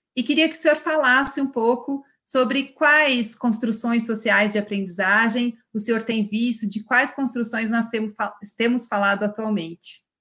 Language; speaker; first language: Portuguese; native; Portuguese